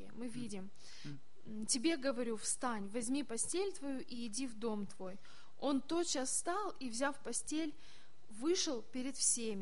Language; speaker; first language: Russian; native; Russian